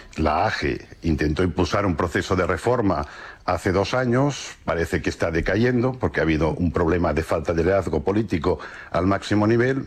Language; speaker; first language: Spanish; non-native, local second language; Catalan